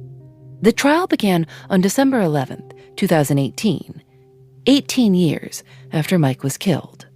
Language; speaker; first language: English; native; English